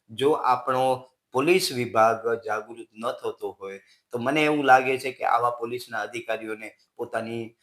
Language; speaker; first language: Gujarati; native; Gujarati